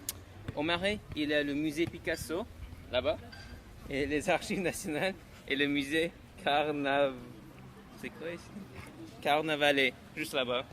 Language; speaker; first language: French; non-native, learner; English